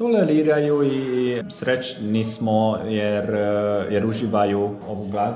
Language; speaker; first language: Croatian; non-native, local second language; Hungarian